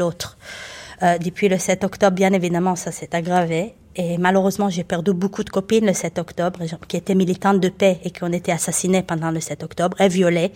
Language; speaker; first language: French; non-native, fluent; Hebrew